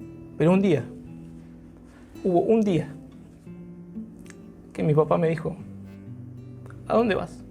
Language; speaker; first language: Spanish; native; Spanish